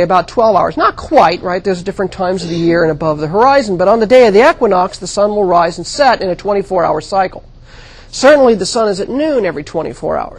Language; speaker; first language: English; native; English